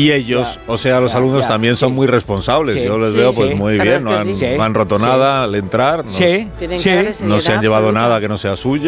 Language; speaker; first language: Spanish; native; Spanish